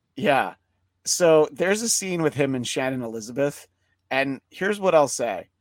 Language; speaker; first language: English; native; English